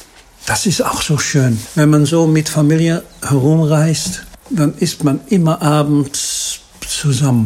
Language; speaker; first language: German; non-native, fluent; Dutch